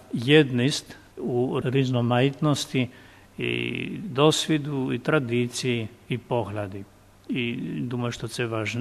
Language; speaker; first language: Ukrainian; non-native, fluent; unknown